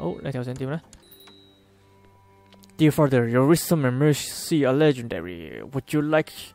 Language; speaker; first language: English; non-native, local second language; Cantonese